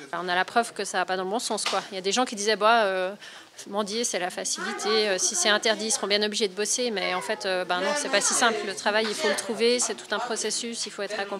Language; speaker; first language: French; native; French